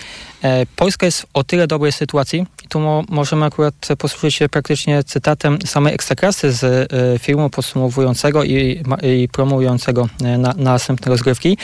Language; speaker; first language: Polish; native; Polish